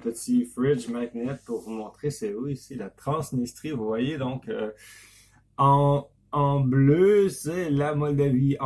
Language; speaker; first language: French; native; French